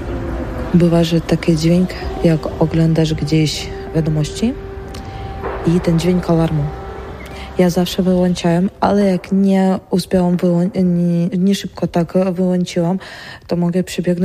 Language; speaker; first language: Polish; non-native, learner; Ukrainian